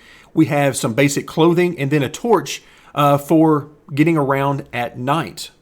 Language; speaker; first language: English; native; English